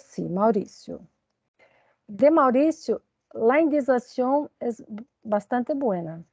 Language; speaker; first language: Spanish; non-native, fluent; Portuguese